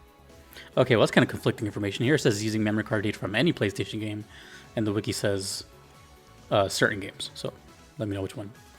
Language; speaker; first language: English; native; English